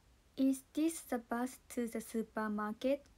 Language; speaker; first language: English; non-native, learner; Japanese